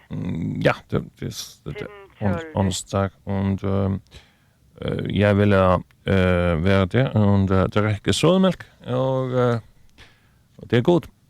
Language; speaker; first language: Danish; non-native, learner; Icelandic